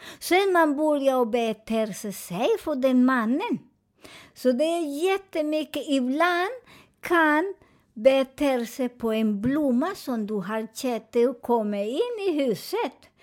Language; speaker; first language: Swedish; non-native, fluent; Spanish